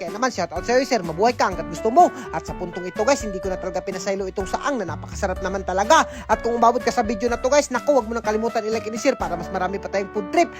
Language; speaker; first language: Filipino; non-native, local second language; Cebuano